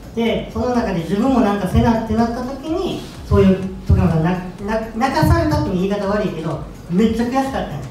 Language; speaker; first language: Japanese; native; Japanese